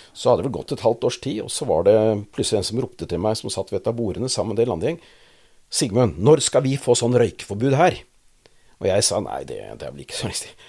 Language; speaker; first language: Norwegian; native; Norwegian